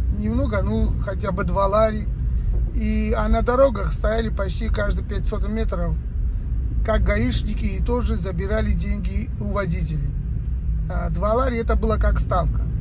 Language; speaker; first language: Russian; non-native, local second language; Georgian